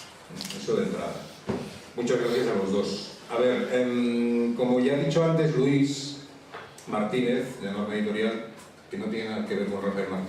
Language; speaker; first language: Spanish; native; Spanish